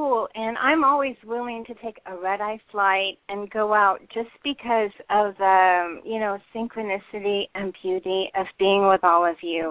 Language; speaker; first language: English; native; English